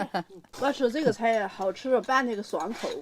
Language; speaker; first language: Chinese; native; Chinese